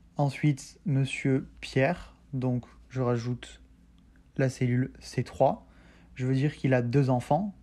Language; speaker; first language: French; native; French